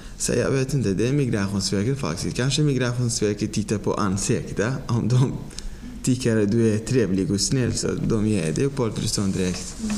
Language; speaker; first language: Swedish; non-native, fluent; Persian